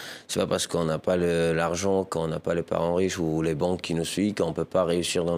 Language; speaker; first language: French; early bilingual, other home language; Persian